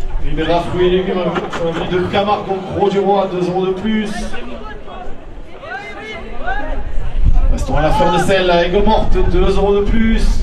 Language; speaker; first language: French; native; French